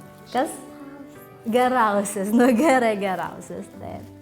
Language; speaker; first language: Lithuanian; non-native, learner; Cebuano